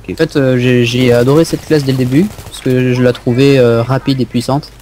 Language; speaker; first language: French; native; French